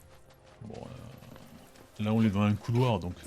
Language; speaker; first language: French; native; French